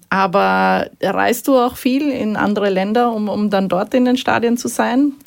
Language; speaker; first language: German; native; German